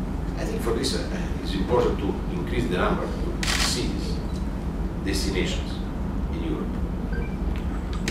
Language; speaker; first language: English; non-native, learner; Italian